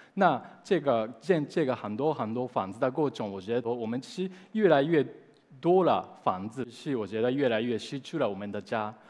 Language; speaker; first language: Chinese; non-native, fluent; Japanese